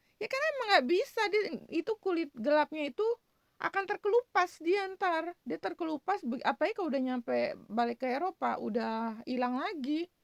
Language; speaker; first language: Indonesian; native; Indonesian